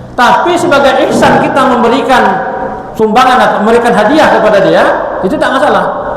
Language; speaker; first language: Indonesian; native; Indonesian